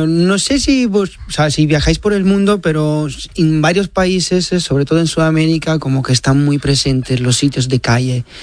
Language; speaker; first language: Spanish; non-native, fluent; Italian